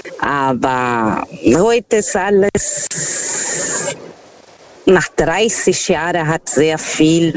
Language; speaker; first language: German; non-native, fluent; Portuguese